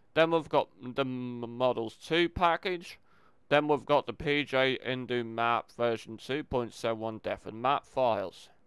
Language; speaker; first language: English; native; English